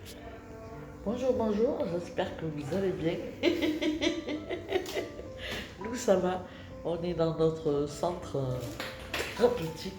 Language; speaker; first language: French; native; French